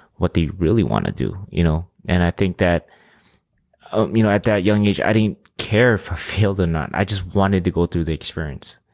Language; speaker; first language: English; early bilingual, other home language; Filipino